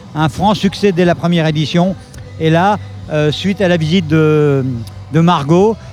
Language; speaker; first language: French; native; French